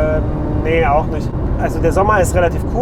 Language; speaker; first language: German; native; German